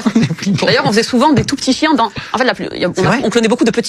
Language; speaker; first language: French; native; French